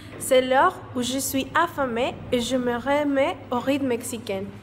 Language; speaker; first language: French; non-native, learner; Spanish